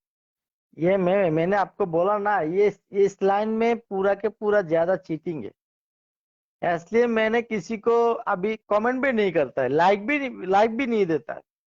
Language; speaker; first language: Hindi; non-native, learner; Bangla